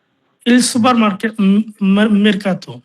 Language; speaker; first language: Italian; non-native, learner; Bangla